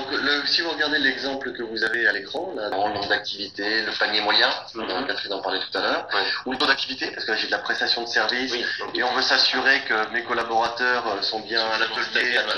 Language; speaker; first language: French; native; French